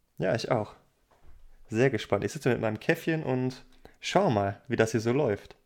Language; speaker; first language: German; native; German